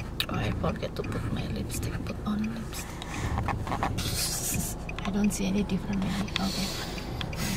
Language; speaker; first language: English; non-native, learner; Indonesian